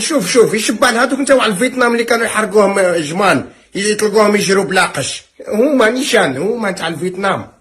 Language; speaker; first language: Arabic; native; Arabic